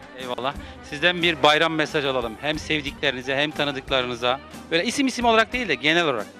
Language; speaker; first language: Turkish; native; Turkish